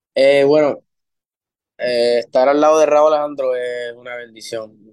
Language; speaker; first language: Spanish; early bilingual, heritage; Spanish